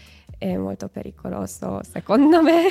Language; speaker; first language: Italian; non-native, learner; Hungarian